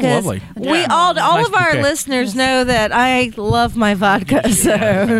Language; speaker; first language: English; native; English